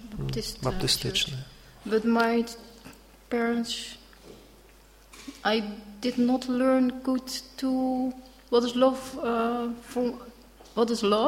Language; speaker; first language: English; non-native, learner; Dutch